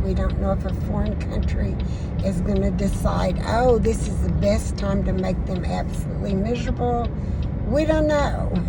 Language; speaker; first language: English; native; English